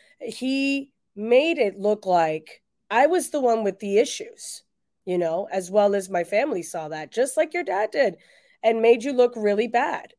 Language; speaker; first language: English; early bilingual, other home language; Spanish